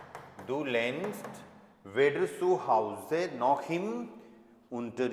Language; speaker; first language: German; non-native, fluent; Hindi